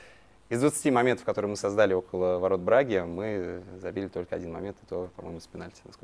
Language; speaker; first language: Russian; native; Russian